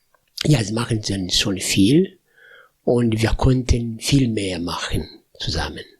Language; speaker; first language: German; non-native, fluent; Swahili